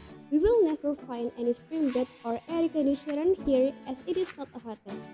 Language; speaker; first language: English; non-native, fluent; Indonesian